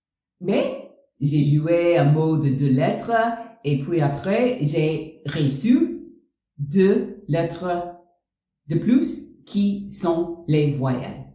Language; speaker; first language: French; non-native, learner; English